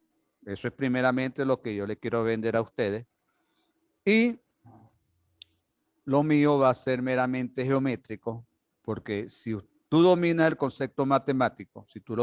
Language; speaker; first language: Spanish; native; Spanish